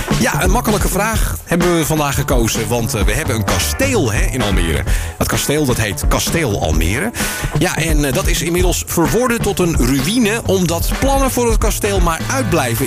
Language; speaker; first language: Dutch; native; Dutch